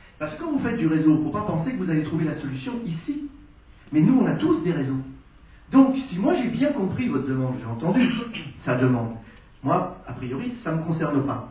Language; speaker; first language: French; native; French